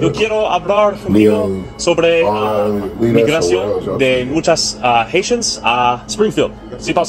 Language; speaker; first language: Spanish; non-native, learner; English